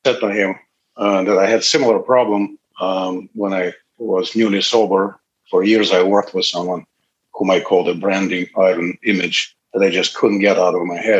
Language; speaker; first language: English; non-native, fluent; Russian